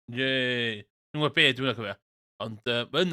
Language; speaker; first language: Welsh; non-native, learner; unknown